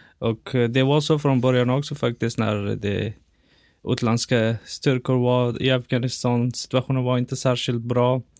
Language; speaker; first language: Swedish; non-native, fluent; Persian